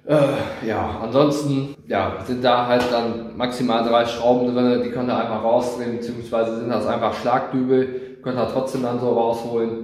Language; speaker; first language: German; native; German